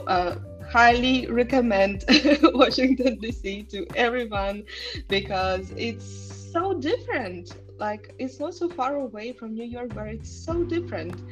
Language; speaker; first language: English; non-native, fluent; Estonian